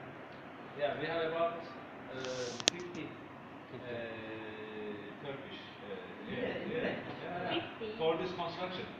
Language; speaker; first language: English; non-native, fluent; Turkish